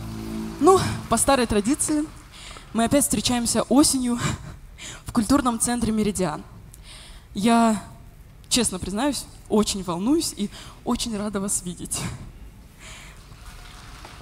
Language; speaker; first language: Russian; native; Russian